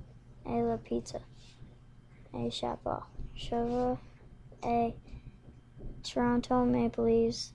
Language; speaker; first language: French; non-native, local second language; English